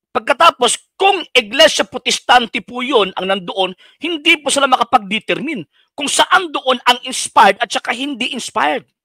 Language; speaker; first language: Filipino; non-native, local second language; Cebuano